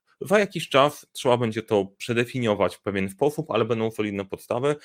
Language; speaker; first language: Polish; native; Polish